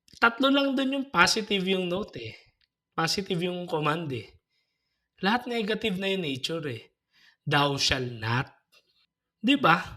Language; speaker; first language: Filipino; native; Filipino